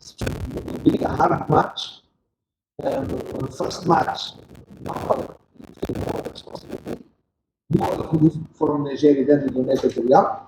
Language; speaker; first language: English; non-native, learner; Portuguese